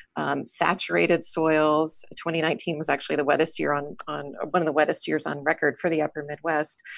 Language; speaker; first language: English; native; English